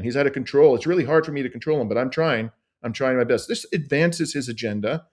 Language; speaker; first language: English; native; English